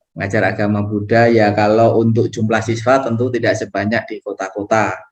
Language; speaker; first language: Indonesian; non-native, local second language; Javanese